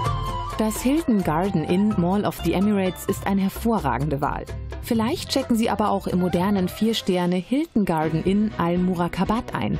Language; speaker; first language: German; native; German